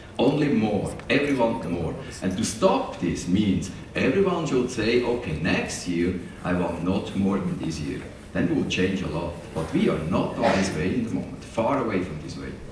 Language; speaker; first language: English; non-native, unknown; German